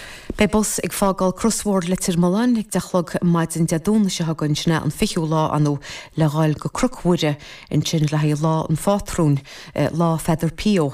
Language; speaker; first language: Irish; native; Irish